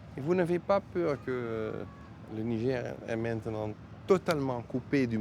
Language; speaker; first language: French; non-native, fluent; Dutch